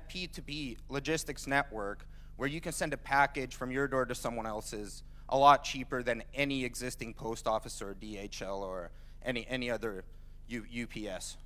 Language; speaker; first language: English; non-native, fluent; Finnish